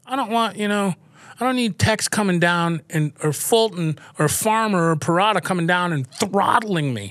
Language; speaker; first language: English; native; English